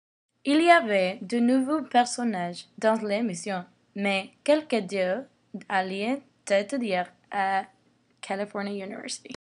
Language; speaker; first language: French; non-native, learner; English